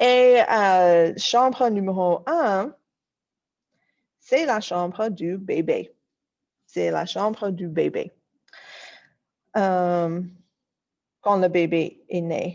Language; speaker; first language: French; non-native, fluent; English